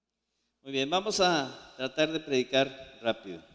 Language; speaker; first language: Spanish; native; Spanish